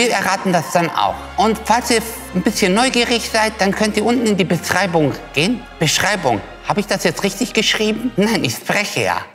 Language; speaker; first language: German; native; German